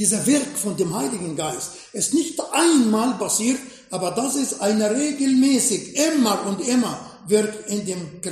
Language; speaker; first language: German; non-native, fluent; Arabic